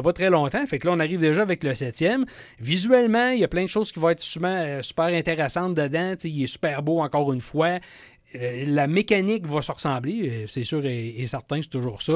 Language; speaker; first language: French; native; French